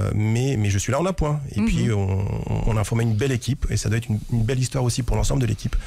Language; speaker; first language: French; non-native, fluent; Romanian